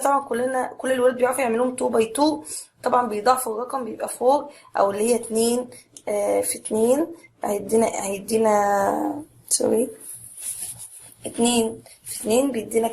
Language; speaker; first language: Arabic; native; Arabic